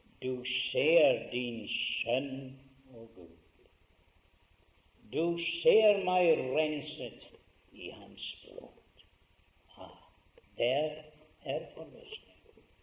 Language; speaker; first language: Norwegian; early bilingual, heritage; Norwegian